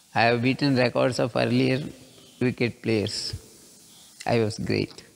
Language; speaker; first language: English; non-native, local second language; Kannada